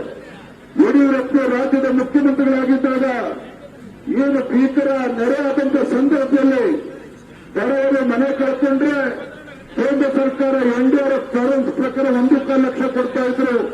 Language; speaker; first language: Kannada; native; Kannada